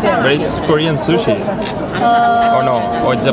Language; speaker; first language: English; non-native, fluent; Spanish